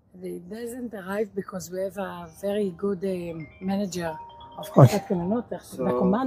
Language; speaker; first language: English; non-native, learner; Hebrew